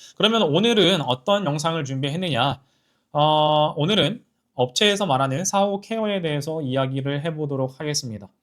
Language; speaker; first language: Korean; native; Korean